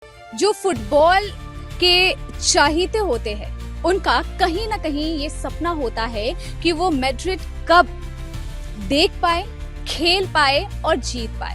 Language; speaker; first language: Hindi; native; Hindi